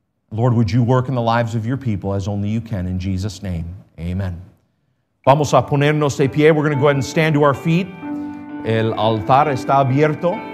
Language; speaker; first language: English; native; English